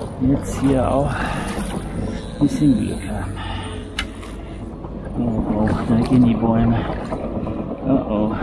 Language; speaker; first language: German; native; German